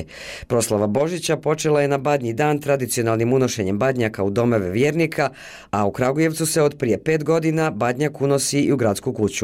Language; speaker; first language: Serbian; native; Serbian